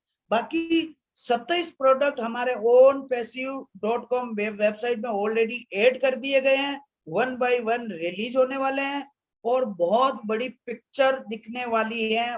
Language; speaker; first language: Hindi; native; Hindi